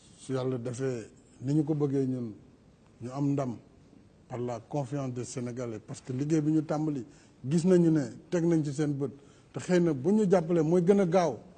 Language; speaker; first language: Wolof; non-native, local second language; Fula